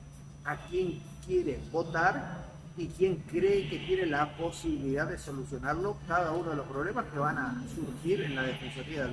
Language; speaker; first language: Spanish; native; Spanish